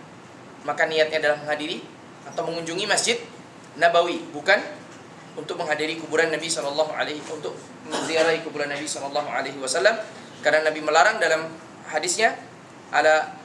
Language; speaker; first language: Indonesian; native; Indonesian